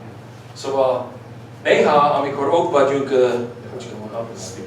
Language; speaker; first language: Hungarian; early bilingual, heritage; English